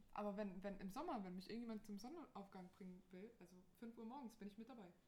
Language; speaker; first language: German; non-native, fluent; Portuguese